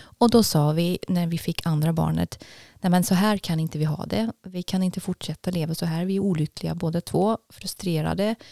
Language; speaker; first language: Swedish; non-native, fluent; German